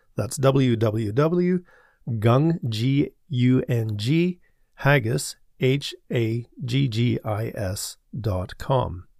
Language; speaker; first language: English; native; English